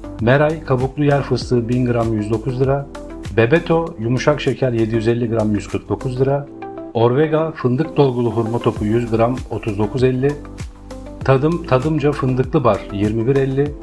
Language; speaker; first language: Turkish; native; Turkish